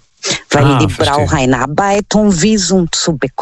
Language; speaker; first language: German; non-native, learner; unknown